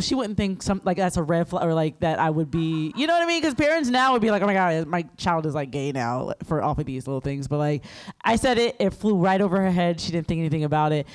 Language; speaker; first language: English; native; English